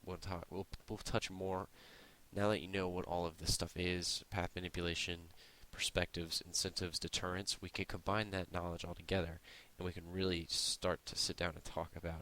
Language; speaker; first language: English; native; English